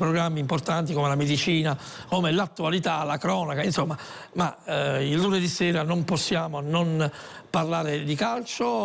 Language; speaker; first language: Italian; native; Italian